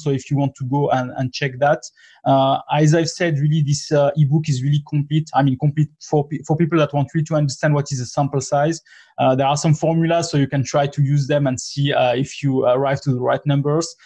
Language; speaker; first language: English; non-native, fluent; French